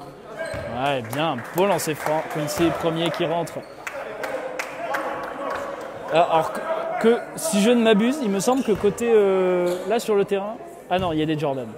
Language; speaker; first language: French; native; French